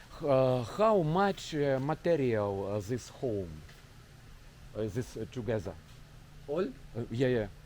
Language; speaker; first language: English; non-native, learner; Ukrainian